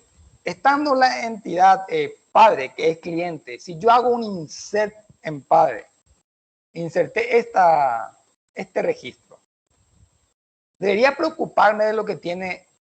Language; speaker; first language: Spanish; native; Spanish